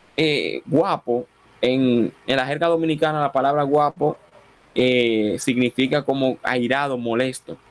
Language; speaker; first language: Spanish; native; Spanish